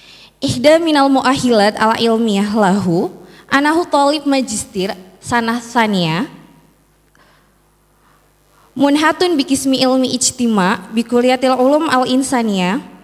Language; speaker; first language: Arabic; non-native, fluent; Indonesian